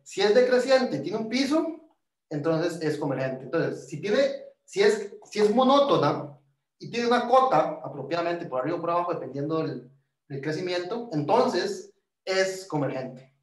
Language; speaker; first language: Spanish; native; Spanish